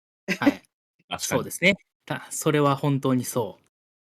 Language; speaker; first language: Japanese; native; Japanese